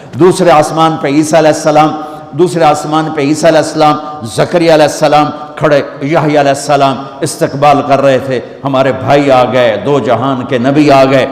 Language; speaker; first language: Urdu; non-native, local second language; Punjabi